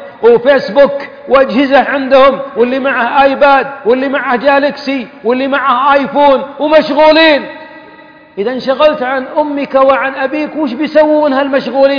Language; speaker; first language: Arabic; native; Arabic